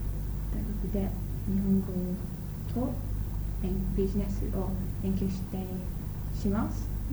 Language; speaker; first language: Japanese; non-native, learner; English